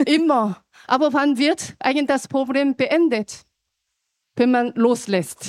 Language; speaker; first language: German; non-native, fluent; Korean